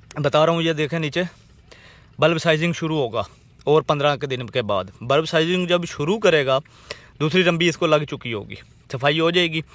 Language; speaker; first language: Urdu; non-native, local second language; Punjabi